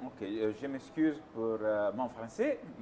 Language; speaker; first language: French; non-native, fluent; Italian